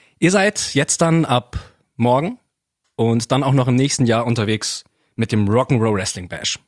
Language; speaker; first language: German; native; German